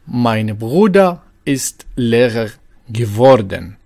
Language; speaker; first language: German; non-native, fluent; Arabic